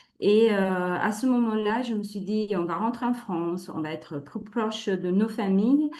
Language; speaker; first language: French; non-native, fluent; Italian